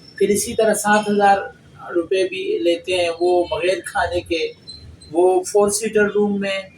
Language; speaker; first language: Urdu; non-native, local second language; Shina